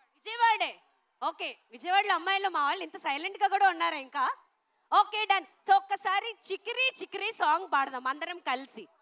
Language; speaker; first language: Telugu; native; Telugu